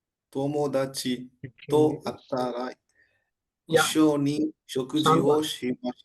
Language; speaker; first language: Japanese; non-native, learner; Tamil